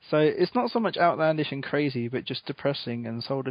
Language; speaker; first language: English; native; English